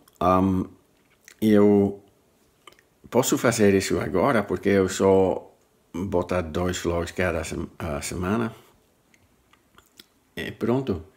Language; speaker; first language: Portuguese; non-native, learner; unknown